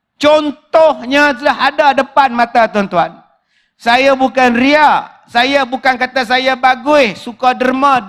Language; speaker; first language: Malay; native; Malay